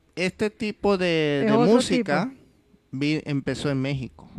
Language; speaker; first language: Spanish; early bilingual, heritage; English